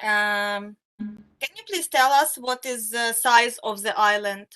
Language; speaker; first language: English; non-native, fluent; Russian